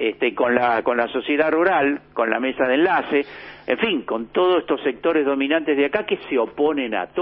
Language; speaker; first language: Spanish; native; Spanish